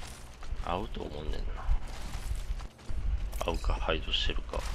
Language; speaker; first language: Japanese; native; Japanese